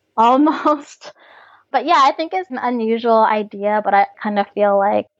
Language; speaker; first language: English; native; English